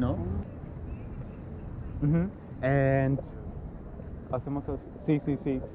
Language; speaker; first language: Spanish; non-native, fluent; English